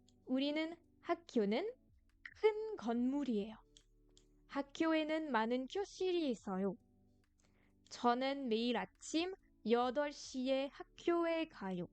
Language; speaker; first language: Korean; non-native, fluent; French